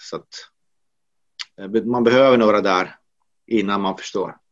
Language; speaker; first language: Swedish; non-native, fluent; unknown